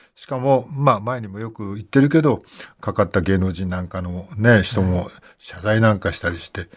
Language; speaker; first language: Japanese; native; Japanese